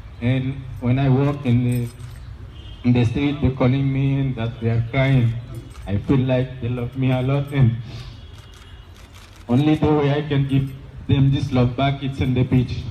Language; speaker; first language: English; non-native, learner; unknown